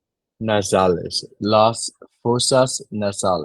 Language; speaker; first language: Spanish; non-native, learner; English